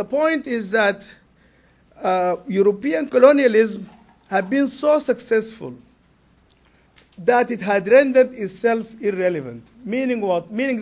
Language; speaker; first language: English; non-native, fluent; Arabic